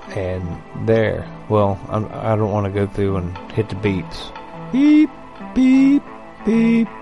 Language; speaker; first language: English; native; English